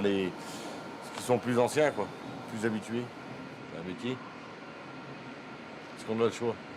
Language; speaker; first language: French; native; French